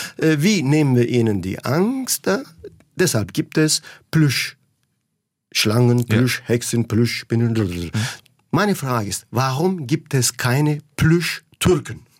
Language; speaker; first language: German; non-native, fluent; Turkish